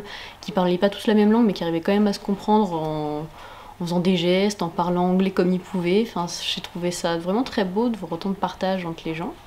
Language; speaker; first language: French; native; French